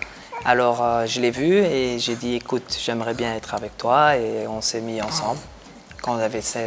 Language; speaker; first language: French; non-native, local second language; Dutch